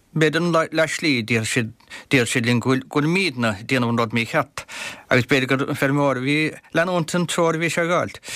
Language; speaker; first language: Irish; native; Irish